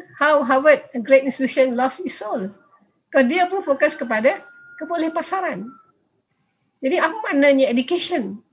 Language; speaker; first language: Malay; native; Malay